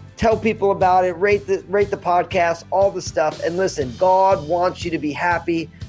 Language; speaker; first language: English; early bilingual, other home language; Italian